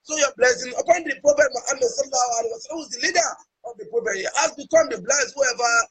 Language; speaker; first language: English; non-native, local second language; Yoruba